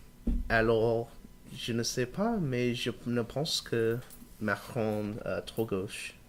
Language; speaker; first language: French; non-native, learner; English